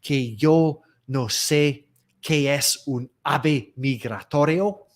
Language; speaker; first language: Spanish; non-native, fluent; English